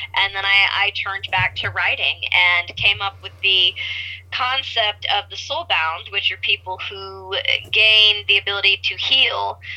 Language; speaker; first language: English; native; English